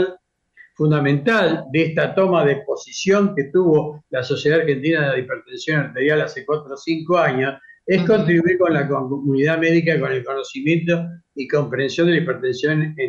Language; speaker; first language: Spanish; native; Spanish